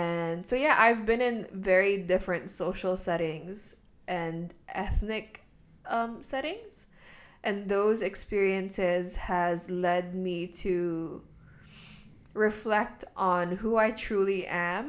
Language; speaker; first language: English; native; English